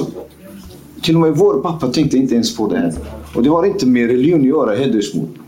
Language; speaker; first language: Swedish; non-native, fluent; Kurdish